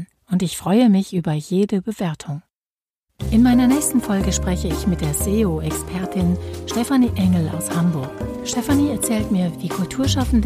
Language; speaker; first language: German; native; German